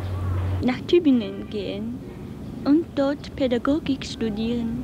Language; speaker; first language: German; non-native, learner; Chinese